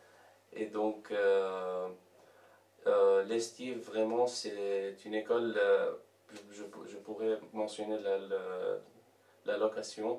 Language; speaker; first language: French; non-native, local second language; Arabic